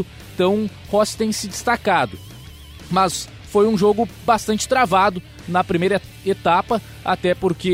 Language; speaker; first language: Portuguese; native; Portuguese